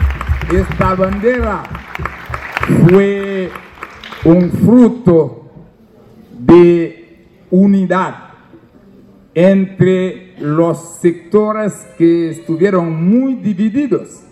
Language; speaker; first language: Spanish; non-native, fluent; Haitian Creole